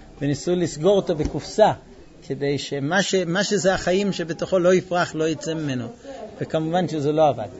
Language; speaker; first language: Hebrew; non-native, fluent; English